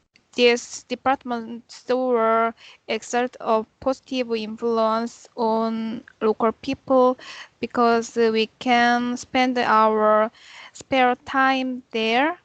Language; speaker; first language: English; non-native, learner; Korean